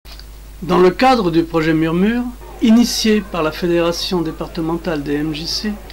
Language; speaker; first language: French; native; French